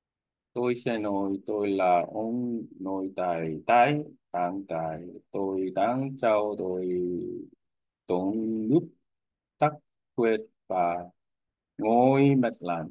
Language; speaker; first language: Vietnamese; non-native, learner; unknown